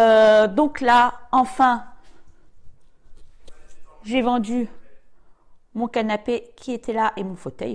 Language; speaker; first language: French; native; French